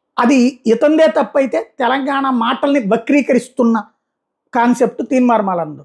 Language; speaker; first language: Telugu; native; Telugu